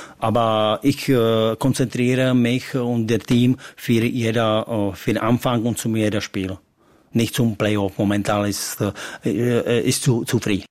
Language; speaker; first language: German; non-native, learner; Czech